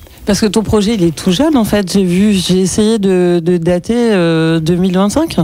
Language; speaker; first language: French; native; French